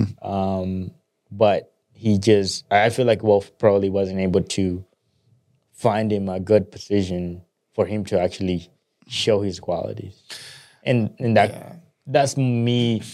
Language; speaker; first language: English; early bilingual, other home language; Spanish